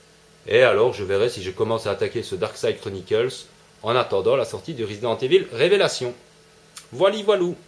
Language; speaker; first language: French; native; French